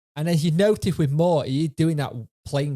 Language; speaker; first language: English; native; English